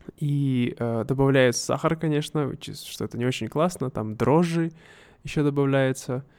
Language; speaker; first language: Russian; native; Russian